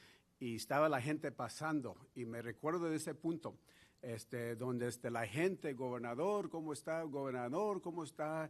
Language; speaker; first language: Spanish; early bilingual, heritage; Spanish